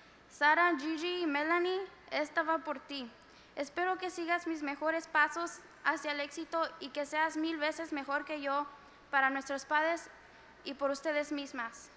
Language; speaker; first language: Spanish; early bilingual, heritage; Spanish